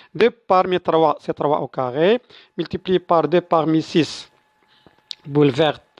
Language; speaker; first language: French; non-native, local second language; Arabic